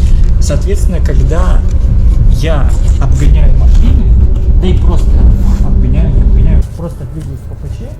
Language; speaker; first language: Russian; native; Russian